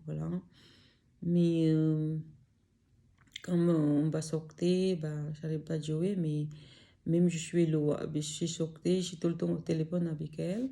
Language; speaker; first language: French; non-native, learner; Filipino